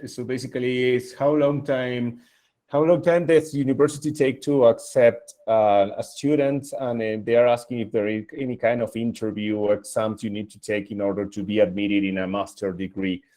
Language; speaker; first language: English; non-native, fluent; Spanish